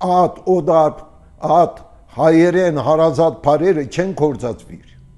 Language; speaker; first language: Armenian; early bilingual, heritage; Armenian